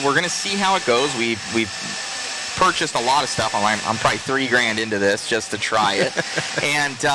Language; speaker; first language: English; native; English